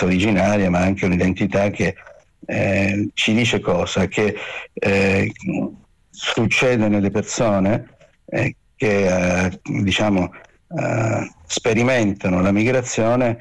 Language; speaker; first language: Italian; native; Italian